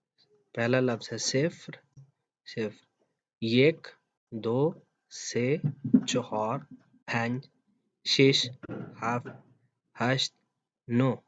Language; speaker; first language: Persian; non-native, fluent; Urdu